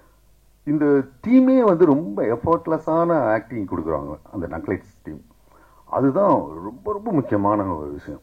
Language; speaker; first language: Tamil; native; Tamil